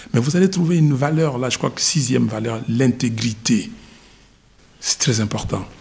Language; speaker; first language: French; non-native, local second language; Lingala